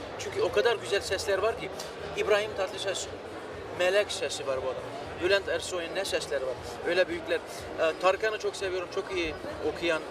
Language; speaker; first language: Turkish; early bilingual, heritage; Turkish